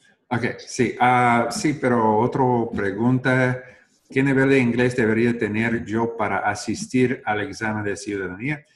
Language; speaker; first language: Spanish; non-native, learner; English